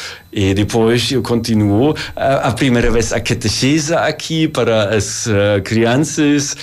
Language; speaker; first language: Portuguese; non-native, learner; German